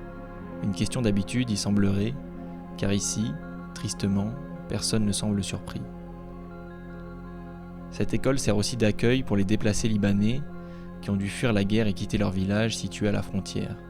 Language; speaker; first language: French; native; French